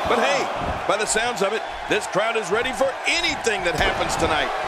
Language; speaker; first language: English; native; English